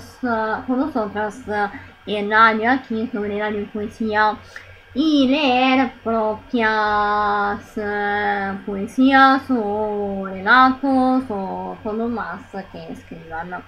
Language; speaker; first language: Spanish; non-native, learner; Italian